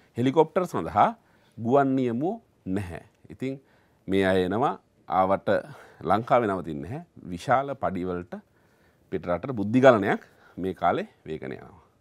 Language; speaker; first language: Sinhala; native; Sinhala